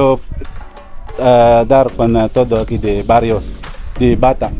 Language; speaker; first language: Spanish; non-native, learner; Filipino